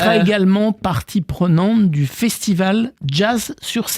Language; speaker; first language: French; native; French